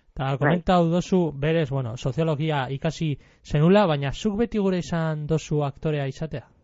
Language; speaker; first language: Basque; native; Basque